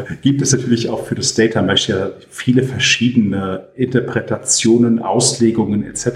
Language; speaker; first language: German; native; German